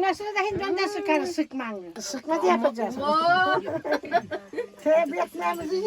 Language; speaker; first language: Turkish; native; Turkish